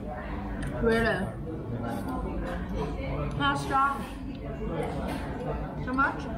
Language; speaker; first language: English; non-native, learner; Vietnamese